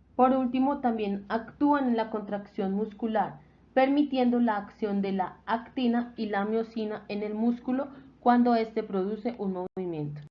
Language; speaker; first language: Spanish; native; Spanish